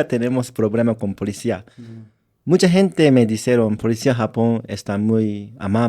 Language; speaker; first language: Spanish; non-native, learner; Japanese